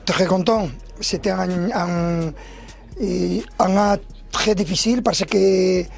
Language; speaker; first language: French; non-native, learner; Spanish